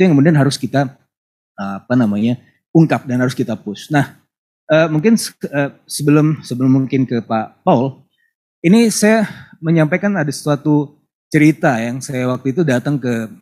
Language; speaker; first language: Indonesian; native; Indonesian